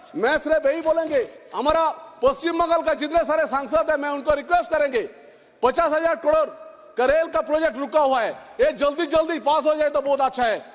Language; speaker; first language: Hindi; non-native, local second language; Bangla